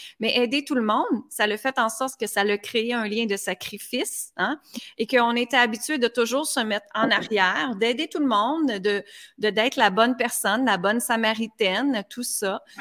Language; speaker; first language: French; native; French